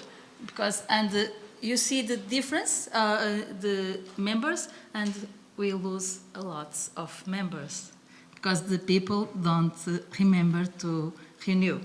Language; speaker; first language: English; non-native, learner; Portuguese